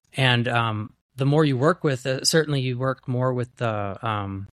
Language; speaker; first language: English; native; English